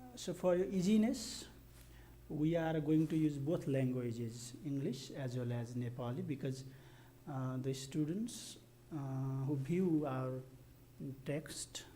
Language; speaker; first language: English; non-native, local second language; Nepali